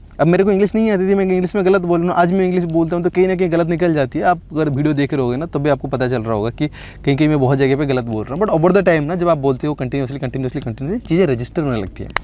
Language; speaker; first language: Hindi; non-native, local second language; Odia